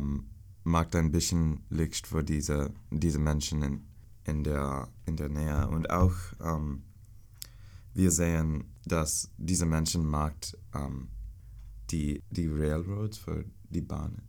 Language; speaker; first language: German; non-native, learner; English